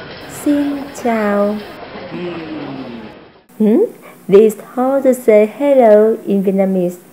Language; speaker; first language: English; non-native, fluent; Vietnamese